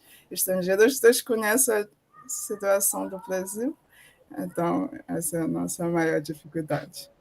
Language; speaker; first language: Portuguese; non-native, fluent; Chinese